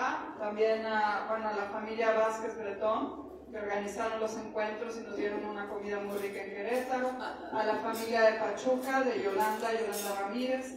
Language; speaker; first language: Spanish; native; Spanish